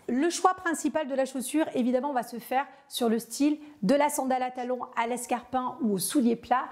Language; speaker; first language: French; native; French